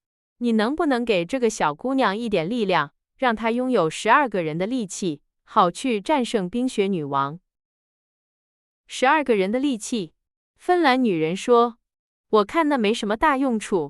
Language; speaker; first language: Chinese; native; Chinese